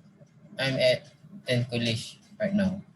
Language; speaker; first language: English; non-native, local second language; Malay